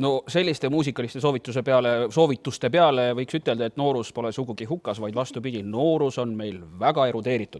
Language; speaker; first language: Estonian; native; Estonian